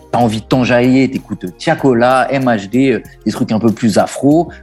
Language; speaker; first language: French; early bilingual, other home language; Italian